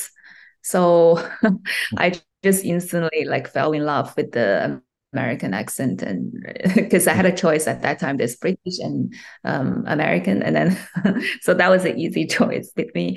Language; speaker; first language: English; non-native, fluent; Chinese